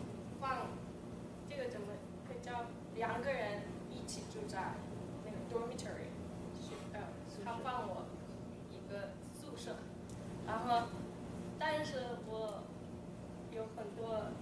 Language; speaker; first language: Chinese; non-native, learner; English